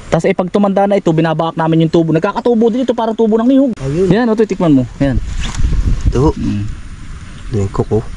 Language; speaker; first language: Filipino; native; Filipino